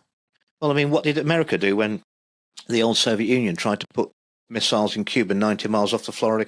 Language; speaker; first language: English; native; English